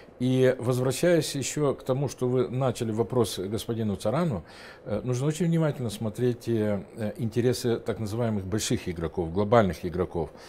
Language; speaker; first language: Russian; non-native, local second language; Romanian